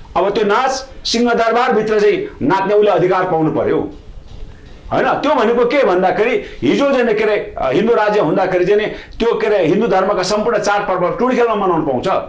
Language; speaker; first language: Nepali; non-native, local second language; Sherpa